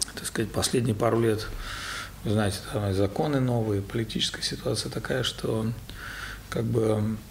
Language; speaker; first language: Russian; native; Russian